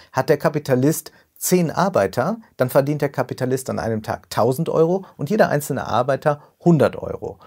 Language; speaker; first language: German; native; German